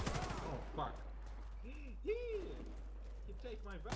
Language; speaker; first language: English; non-native, learner; Russian